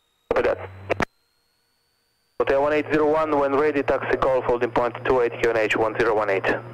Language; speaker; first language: English; non-native, fluent; Italian